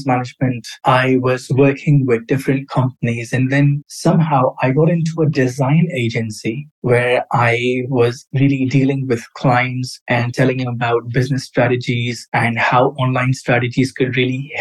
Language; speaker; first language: English; non-native, local second language; Urdu